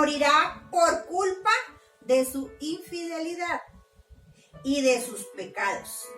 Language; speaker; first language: Spanish; native; Spanish